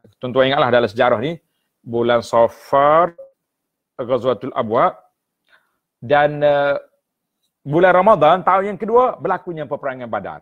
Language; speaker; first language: Malay; native; Malay